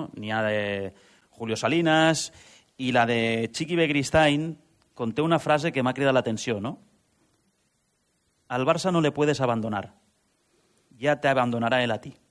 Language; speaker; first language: Catalan; native; Catalan